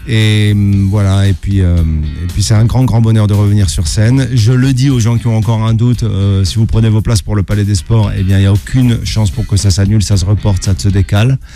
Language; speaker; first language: French; native; French